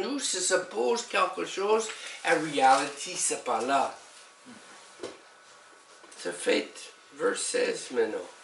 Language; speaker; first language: French; non-native, learner; English